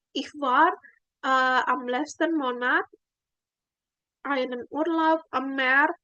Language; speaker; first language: German; non-native, fluent; Indonesian